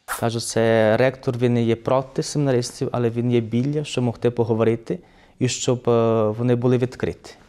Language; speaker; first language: Ukrainian; early bilingual, heritage; Ukrainian